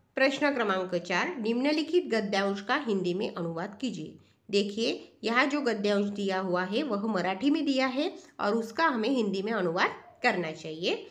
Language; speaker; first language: Hindi; non-native, local second language; Marathi